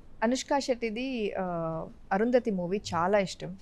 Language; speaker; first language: Telugu; non-native, local second language; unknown